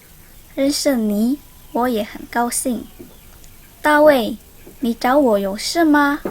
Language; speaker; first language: Chinese; non-native, learner; Indonesian